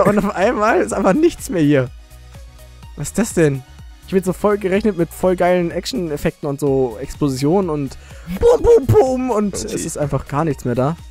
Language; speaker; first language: German; native; German